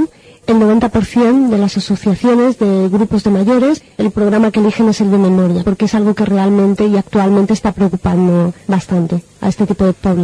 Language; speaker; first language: Spanish; native; Spanish